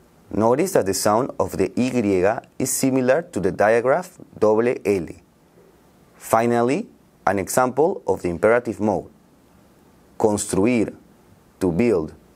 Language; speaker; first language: English; non-native, fluent; Spanish